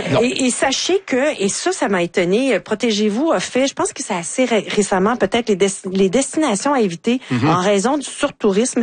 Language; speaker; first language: French; native; French